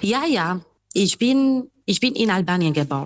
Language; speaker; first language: German; non-native, fluent; Albanian